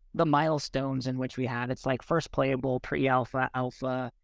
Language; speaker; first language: English; native; English